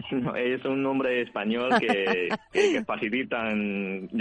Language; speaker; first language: Spanish; non-native, fluent; Chinese